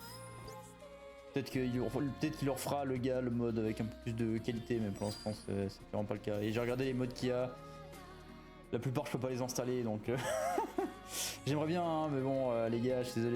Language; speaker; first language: French; native; French